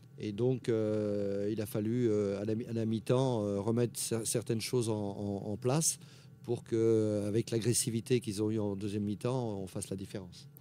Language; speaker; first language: French; native; French